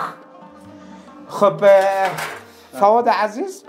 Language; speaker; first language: Persian; native; Persian